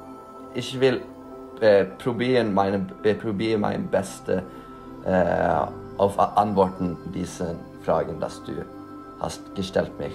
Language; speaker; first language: German; non-native, learner; Norwegian